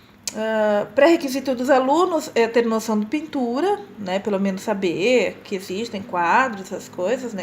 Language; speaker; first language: Portuguese; native; Portuguese